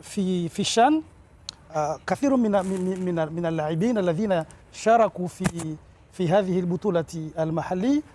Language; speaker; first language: Arabic; non-native, local second language; Comorian